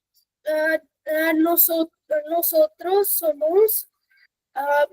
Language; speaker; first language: Spanish; non-native, learner; Hindi